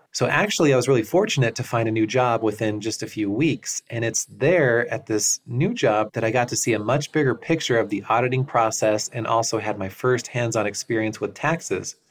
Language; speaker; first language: English; native; English